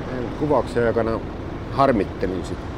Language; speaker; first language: Finnish; native; Finnish